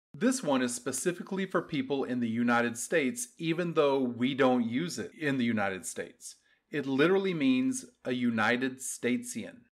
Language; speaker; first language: English; native; English